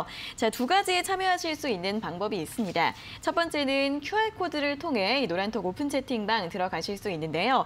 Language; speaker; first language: Korean; native; Korean